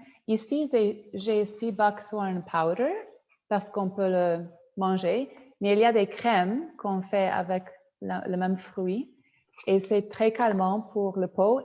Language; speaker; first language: French; non-native, fluent; Polish